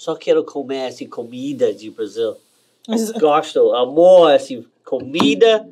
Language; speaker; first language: Portuguese; non-native, learner; English